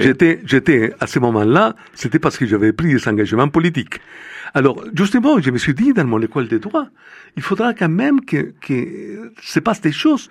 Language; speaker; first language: French; non-native, fluent; Spanish